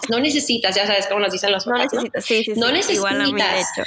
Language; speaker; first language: Spanish; native; Spanish